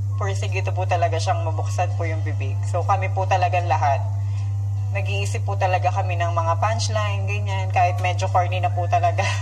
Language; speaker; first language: Filipino; native; Filipino